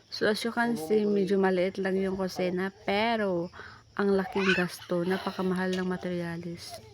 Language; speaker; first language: Filipino; non-native, local second language; Cebuano